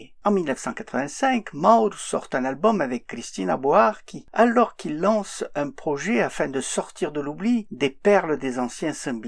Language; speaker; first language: French; native; French